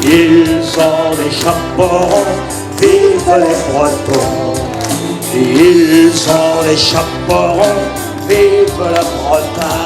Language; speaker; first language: French; native; French